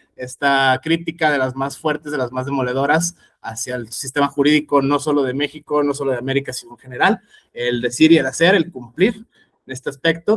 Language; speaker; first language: Spanish; native; Spanish